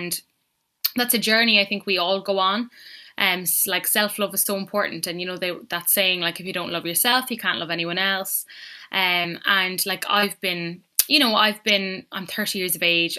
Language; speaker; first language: English; native; English